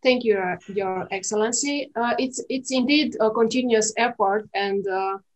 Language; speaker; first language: English; non-native, fluent; Romanian